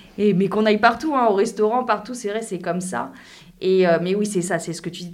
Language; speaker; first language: French; native; French